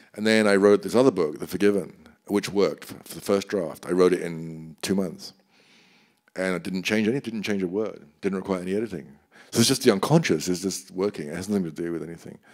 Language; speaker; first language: English; native; English